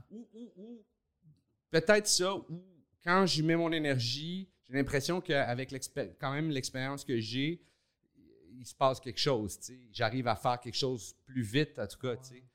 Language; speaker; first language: French; native; French